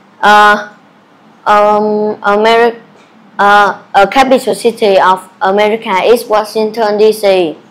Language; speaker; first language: English; non-native, learner; Vietnamese